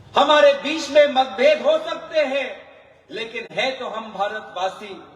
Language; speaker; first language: Hindi; non-native, local second language; Assamese